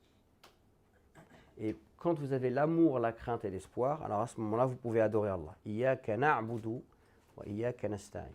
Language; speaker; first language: French; native; French